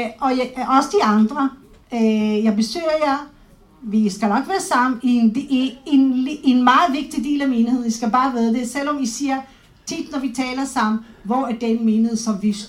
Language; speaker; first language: Danish; non-native, fluent; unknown